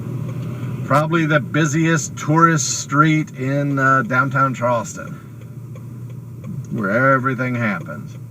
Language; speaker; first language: English; native; English